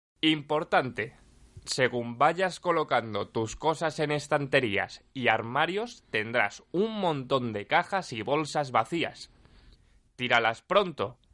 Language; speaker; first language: Spanish; native; Spanish